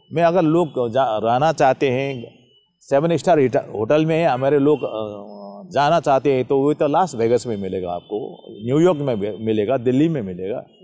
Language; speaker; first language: Hindi; non-native, local second language; Nepali